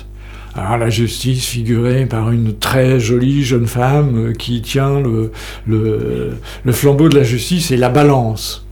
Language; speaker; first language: French; native; French